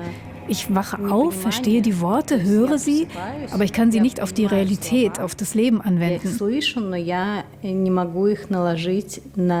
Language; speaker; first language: German; non-native, fluent; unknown